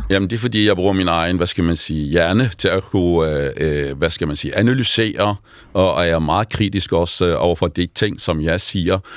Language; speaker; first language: Danish; non-native, fluent; Arabic